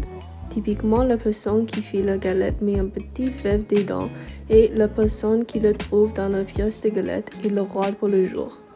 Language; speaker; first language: French; non-native, learner; English